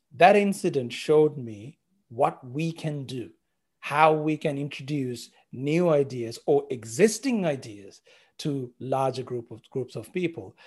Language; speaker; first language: English; non-native, local second language; Sinhala